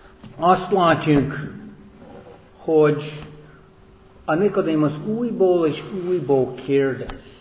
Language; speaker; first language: Hungarian; non-native, fluent; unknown